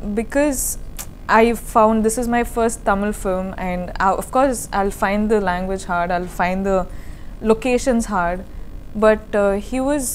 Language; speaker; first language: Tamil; non-native, learner; Kodava